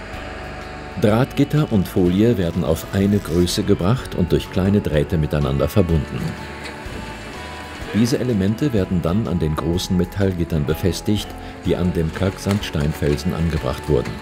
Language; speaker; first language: German; native; German